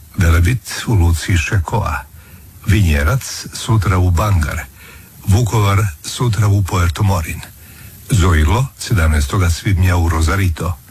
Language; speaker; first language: Croatian; native; Croatian